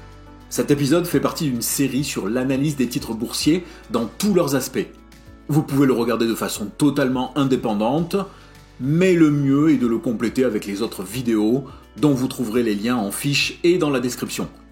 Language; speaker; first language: French; native; French